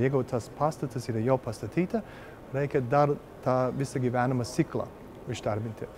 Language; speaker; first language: Lithuanian; early bilingual, heritage; Lithuanian